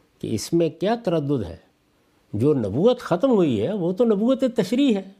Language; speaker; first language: Urdu; non-native, local second language; Punjabi